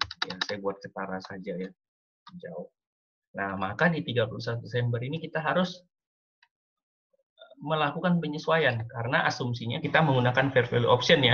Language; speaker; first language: Indonesian; native; Indonesian